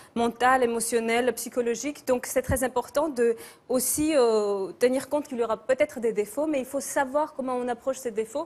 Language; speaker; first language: French; non-native, fluent; Georgian